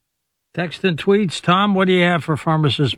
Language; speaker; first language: English; native; English